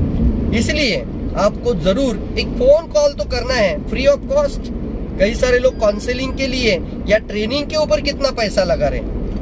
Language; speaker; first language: Hindi; non-native, local second language; Marathi